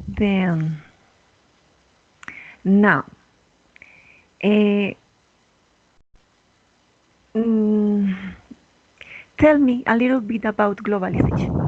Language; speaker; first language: English; non-native, learner; Spanish